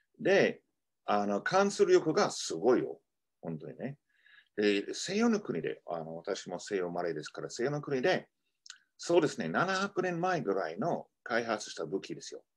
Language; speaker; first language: Japanese; non-native, fluent; English